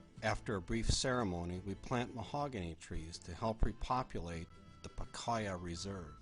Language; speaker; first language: English; native; English